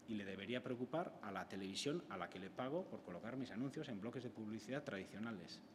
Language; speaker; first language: Spanish; native; Spanish